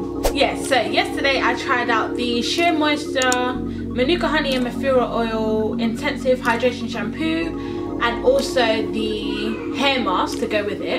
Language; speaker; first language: English; native; English